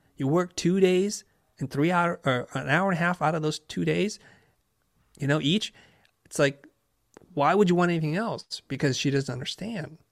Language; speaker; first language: English; early bilingual, other home language; Vietnamese